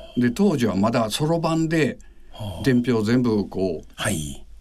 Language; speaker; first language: Japanese; native; Japanese